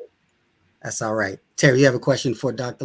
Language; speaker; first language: English; native; English